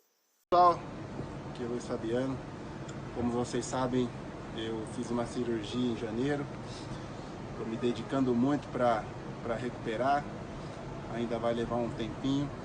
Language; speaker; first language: Portuguese; native; Portuguese